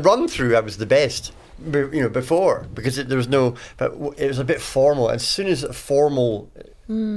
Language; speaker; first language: English; native; English